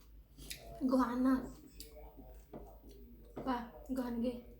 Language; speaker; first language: Korean; non-native, learner; Filipino